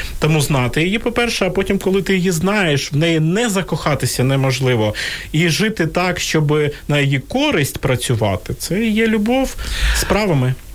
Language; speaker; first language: Ukrainian; non-native, local second language; Russian